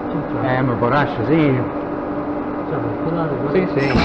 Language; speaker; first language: Portuguese; non-native, learner; English